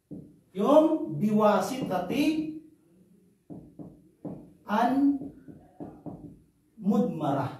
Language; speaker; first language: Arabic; non-native, fluent; Filipino